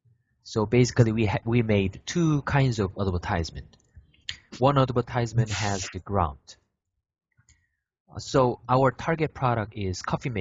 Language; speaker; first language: English; non-native, learner; Korean